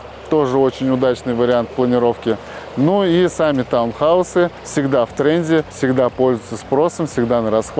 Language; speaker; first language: Russian; native; Russian